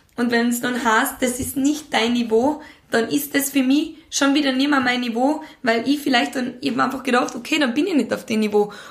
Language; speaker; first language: German; native; German